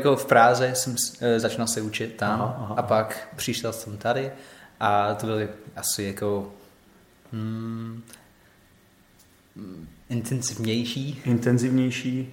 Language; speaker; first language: Czech; non-native, learner; English